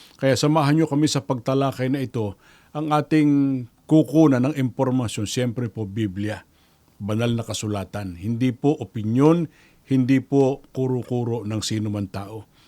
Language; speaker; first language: Filipino; native; Filipino